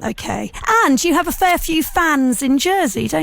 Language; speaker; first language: English; native; English